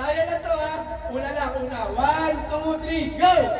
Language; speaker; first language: Filipino; native; Filipino